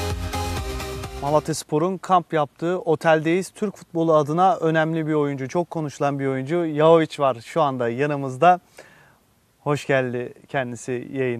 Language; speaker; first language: Turkish; native; Turkish